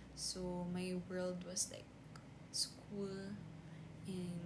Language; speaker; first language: English; non-native, local second language; Filipino